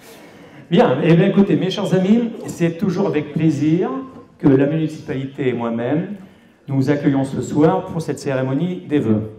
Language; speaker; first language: French; native; French